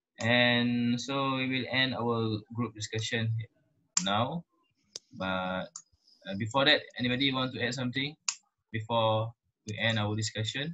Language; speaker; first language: English; non-native, local second language; Malay